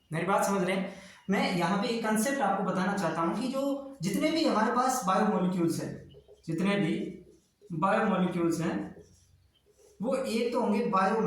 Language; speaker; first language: Hindi; native; Hindi